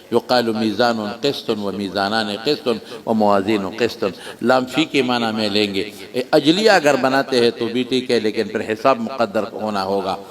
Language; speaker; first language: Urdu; non-native, local second language; Pashto